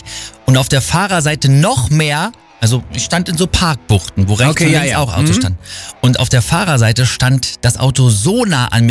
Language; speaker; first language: German; native; German